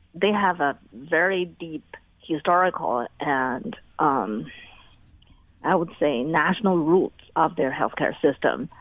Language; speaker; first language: English; non-native, fluent; Chinese